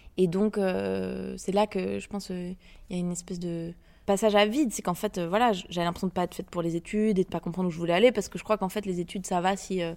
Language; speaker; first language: French; native; French